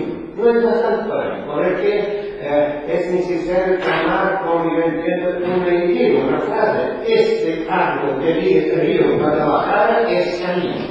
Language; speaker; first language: Spanish; non-native, learner; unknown